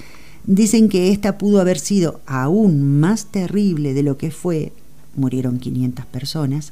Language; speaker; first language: Spanish; native; Spanish